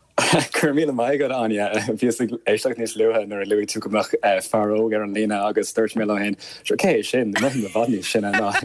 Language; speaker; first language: Irish; non-native, local second language; English